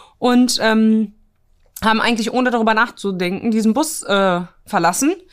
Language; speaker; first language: German; early bilingual, other home language; Polish